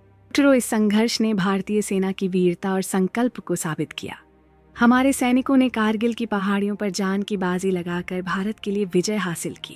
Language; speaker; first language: Hindi; native; Hindi